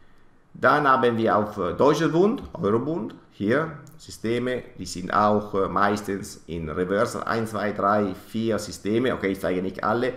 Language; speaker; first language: German; non-native, fluent; Italian